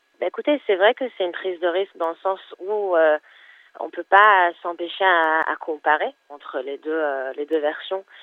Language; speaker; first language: French; non-native, fluent; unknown